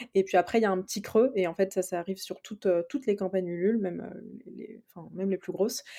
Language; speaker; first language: French; native; French